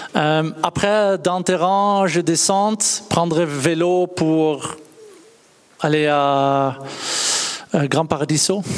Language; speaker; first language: French; non-native, learner; Dutch